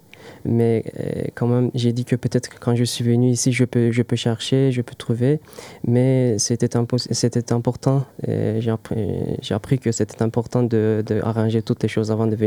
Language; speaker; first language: French; non-native, learner; Turkish